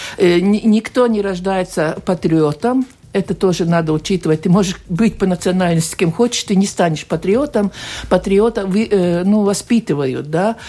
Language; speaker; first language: Russian; non-native, local second language; Latvian